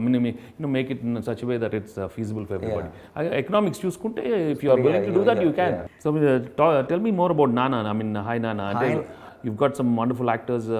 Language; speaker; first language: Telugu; native; Telugu